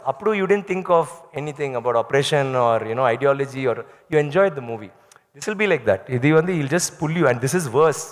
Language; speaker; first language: Telugu; non-native, learner; Tamil